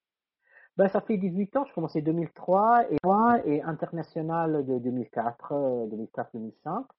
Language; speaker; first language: French; non-native, fluent; Italian